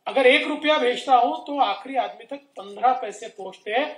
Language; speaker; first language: Hindi; non-native, local second language; Marathi